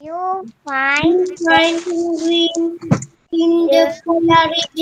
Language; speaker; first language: English; non-native, learner; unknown